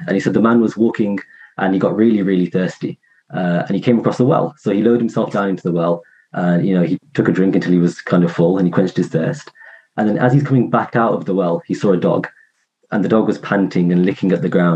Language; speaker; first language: English; native; English